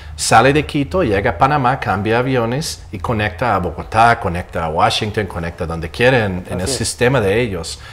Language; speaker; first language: Spanish; non-native, fluent; English